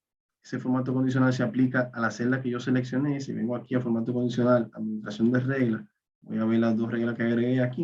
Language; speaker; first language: Spanish; native; Spanish